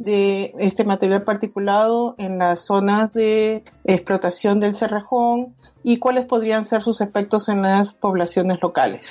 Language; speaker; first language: Spanish; native; Spanish